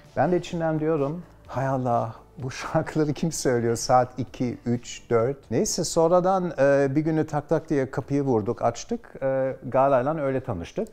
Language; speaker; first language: Turkish; early bilingual, heritage; Turkish